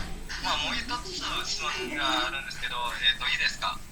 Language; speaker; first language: Japanese; non-native, learner; Indonesian